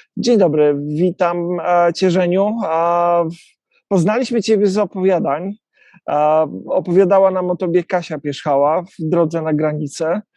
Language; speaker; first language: Polish; native; Polish